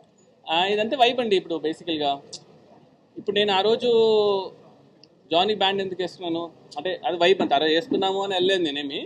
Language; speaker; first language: Telugu; native; Telugu